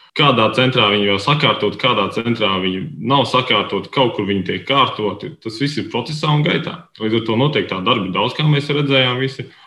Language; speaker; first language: Latvian; native; Latvian